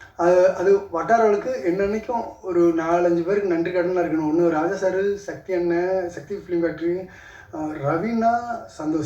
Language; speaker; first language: Tamil; native; Tamil